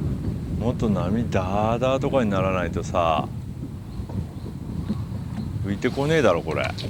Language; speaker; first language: Japanese; native; Japanese